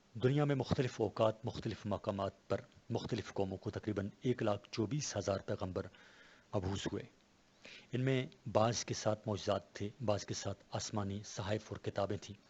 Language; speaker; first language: Urdu; non-native, local second language; Pashto